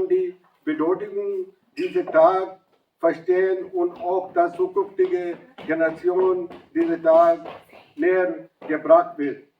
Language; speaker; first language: German; non-native, learner; Urdu